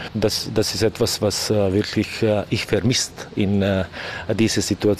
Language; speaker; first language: German; non-native, learner; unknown